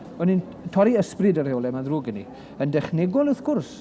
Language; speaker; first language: Welsh; native; Welsh